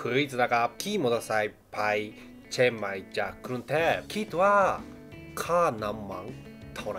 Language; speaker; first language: Thai; non-native, learner; Japanese